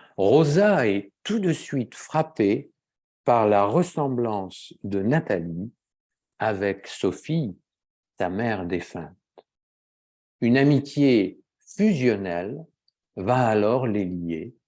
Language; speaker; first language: French; native; French